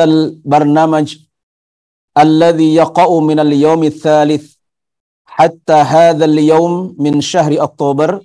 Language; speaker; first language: Arabic; non-native, fluent; Indonesian